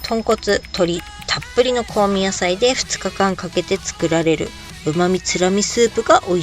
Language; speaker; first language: Japanese; native; Japanese